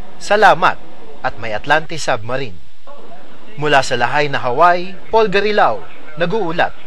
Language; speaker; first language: Filipino; native; Filipino